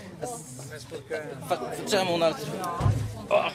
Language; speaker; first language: Italian; non-native, learner; Polish